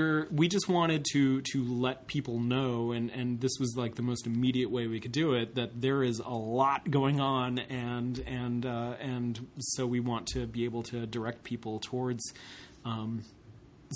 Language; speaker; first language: English; native; English